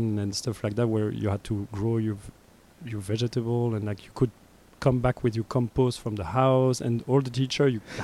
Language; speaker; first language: English; non-native, fluent; French